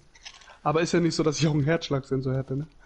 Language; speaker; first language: German; native; German